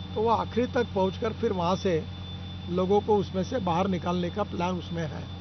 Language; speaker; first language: Hindi; non-native, local second language; Marathi